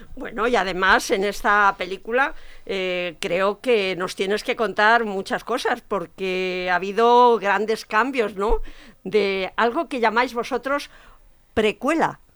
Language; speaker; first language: Spanish; native; Spanish